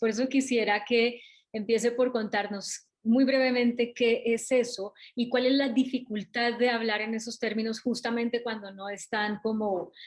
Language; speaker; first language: Spanish; native; Spanish